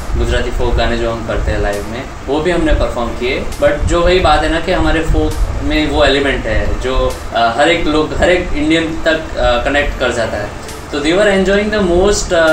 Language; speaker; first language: Hindi; non-native, local second language; Gujarati